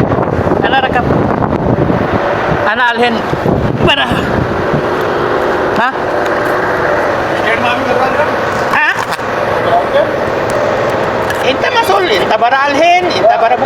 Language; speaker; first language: Arabic; non-native, learner; Filipino